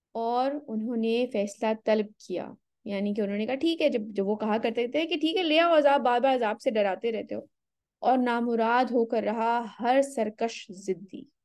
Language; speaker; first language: Urdu; native; Urdu